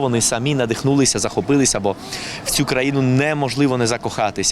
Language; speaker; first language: Ukrainian; non-native, fluent; Spanish